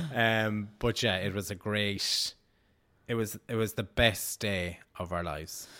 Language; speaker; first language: English; native; English